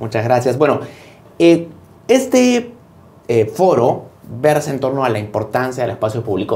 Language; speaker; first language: Spanish; native; Spanish